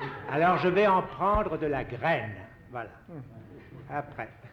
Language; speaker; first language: French; native; French